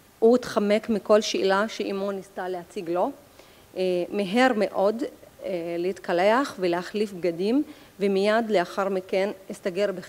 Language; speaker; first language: Hebrew; non-native, local second language; Arabic